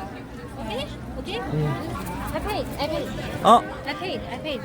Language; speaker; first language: English; non-native, learner; Chinese